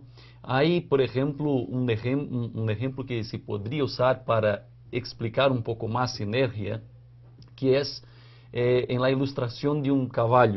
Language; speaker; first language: Spanish; non-native, fluent; Portuguese